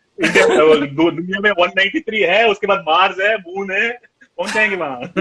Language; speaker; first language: Hindi; non-native, local second language; Tamil